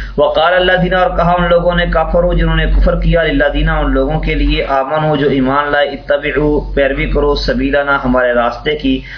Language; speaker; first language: Urdu; non-native, local second language; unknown